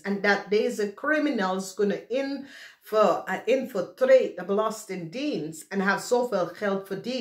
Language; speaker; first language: Dutch; non-native, fluent; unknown